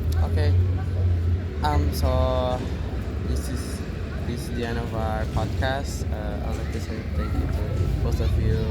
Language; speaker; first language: English; non-native, fluent; Indonesian